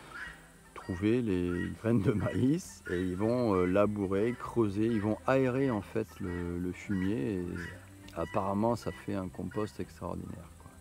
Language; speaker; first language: French; native; French